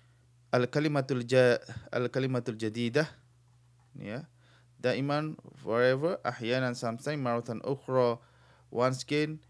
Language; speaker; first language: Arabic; non-native, fluent; Indonesian